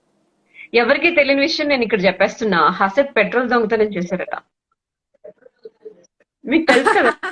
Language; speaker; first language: Telugu; native; Telugu